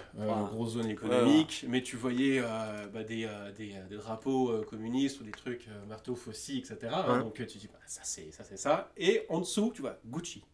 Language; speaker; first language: French; native; French